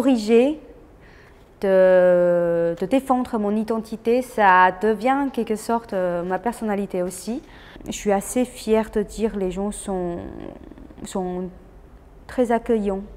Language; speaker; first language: French; non-native, fluent; Chinese